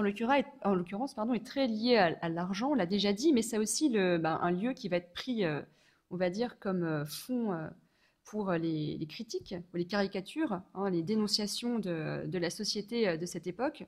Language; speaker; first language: French; native; French